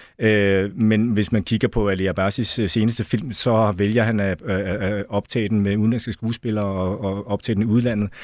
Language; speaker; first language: Danish; early bilingual, other home language; Chinese